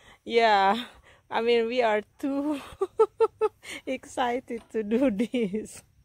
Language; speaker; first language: English; non-native, fluent; Indonesian